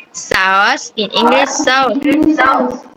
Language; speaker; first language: English; non-native, learner; Indonesian